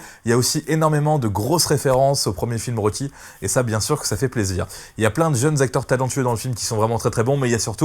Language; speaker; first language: French; native; French